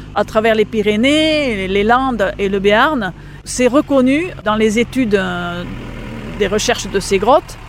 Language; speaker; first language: French; native; French